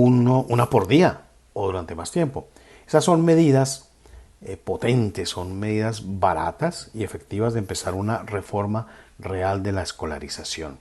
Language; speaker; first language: Spanish; native; Spanish